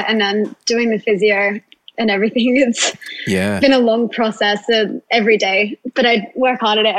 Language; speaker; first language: English; native; English